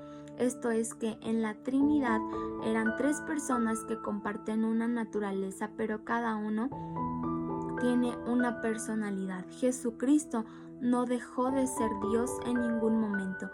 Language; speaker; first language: Spanish; native; Spanish